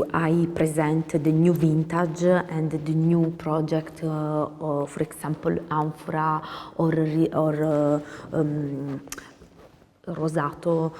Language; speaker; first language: English; non-native, learner; Italian